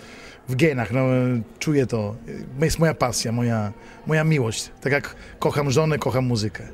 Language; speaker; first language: Polish; non-native, fluent; Italian